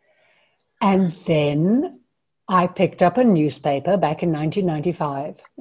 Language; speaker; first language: English; native; English